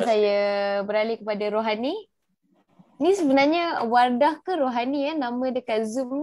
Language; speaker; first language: Malay; native; Malay